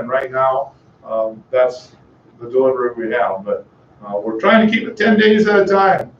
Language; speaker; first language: English; native; English